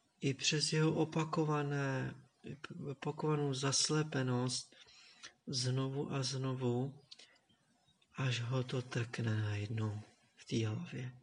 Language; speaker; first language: Czech; native; Czech